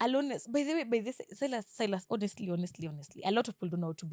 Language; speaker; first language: English; non-native, local second language; Swahili